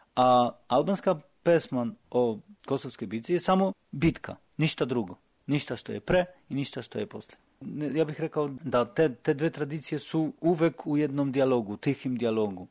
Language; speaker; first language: Serbian; non-native, fluent; Albanian